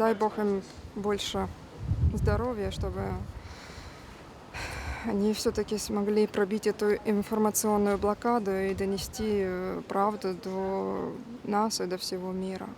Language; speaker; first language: Russian; native; Russian